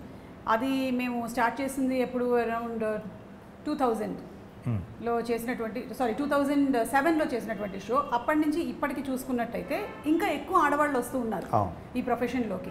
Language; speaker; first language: Telugu; native; Telugu